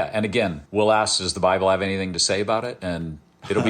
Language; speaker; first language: English; native; English